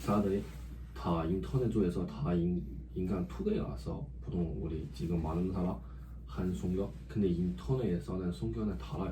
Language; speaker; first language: Korean; non-native, learner; Chinese